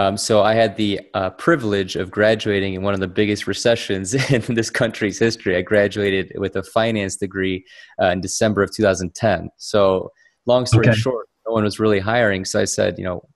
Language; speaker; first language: English; native; English